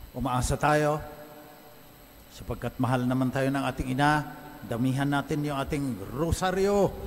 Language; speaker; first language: Filipino; non-native, local second language; Iloko